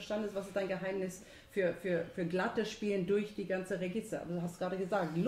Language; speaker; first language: German; non-native, fluent; English